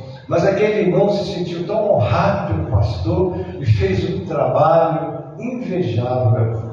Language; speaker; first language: Portuguese; native; Portuguese